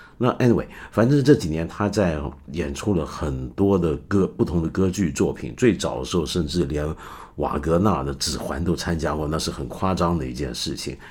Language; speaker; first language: Chinese; non-native, local second language; Cantonese